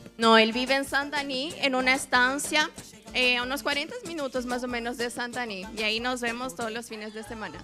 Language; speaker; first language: Spanish; non-native, local second language; Portuguese